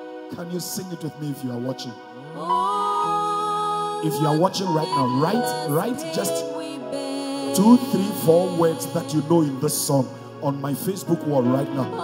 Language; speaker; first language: English; non-native, local second language; Ga